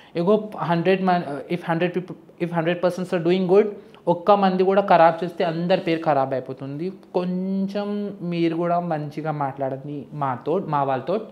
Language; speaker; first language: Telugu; non-native, local second language; Urdu